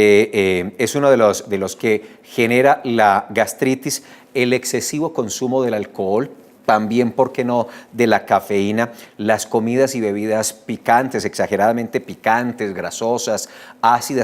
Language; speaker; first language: Spanish; native; Spanish